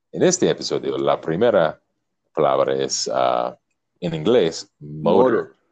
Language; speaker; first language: Spanish; non-native, learner; English